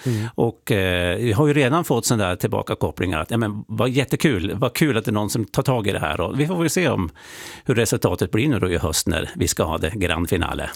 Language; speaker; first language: Swedish; native; Swedish